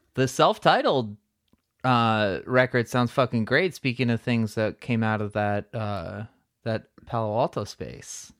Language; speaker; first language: English; native; English